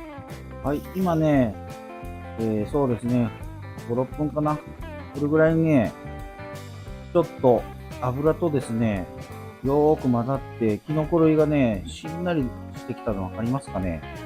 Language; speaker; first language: Japanese; native; Japanese